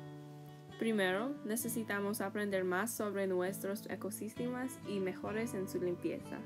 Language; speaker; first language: Spanish; non-native, learner; English